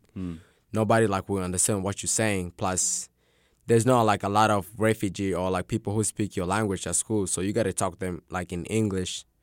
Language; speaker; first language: English; non-native, local second language; Swahili